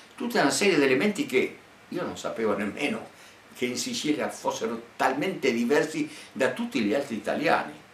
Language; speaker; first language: Italian; non-native, fluent; Spanish